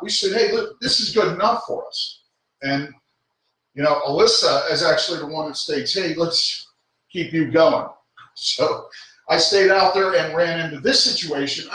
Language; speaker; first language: English; native; English